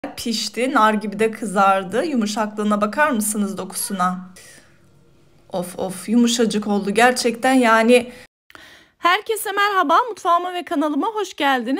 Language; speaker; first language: Turkish; native; Turkish